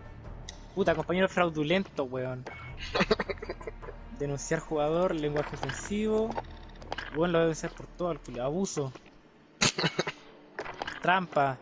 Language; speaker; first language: Spanish; native; Spanish